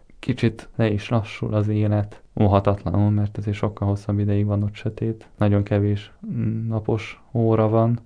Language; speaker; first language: Hungarian; early bilingual, heritage; Hungarian